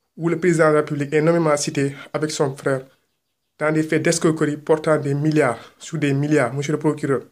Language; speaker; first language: French; non-native, local second language; Wolof